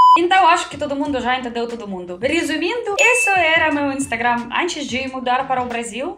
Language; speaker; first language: Portuguese; non-native, fluent; Russian